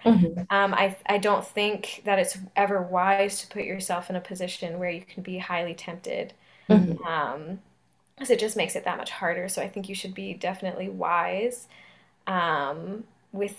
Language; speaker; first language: English; native; English